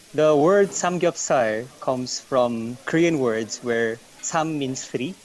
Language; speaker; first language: English; non-native, fluent; Korean